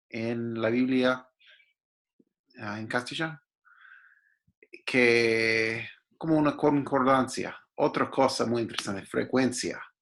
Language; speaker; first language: Spanish; non-native, fluent; English